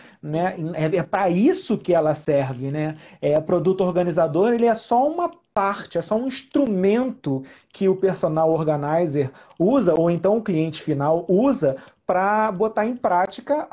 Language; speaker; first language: Portuguese; native; Portuguese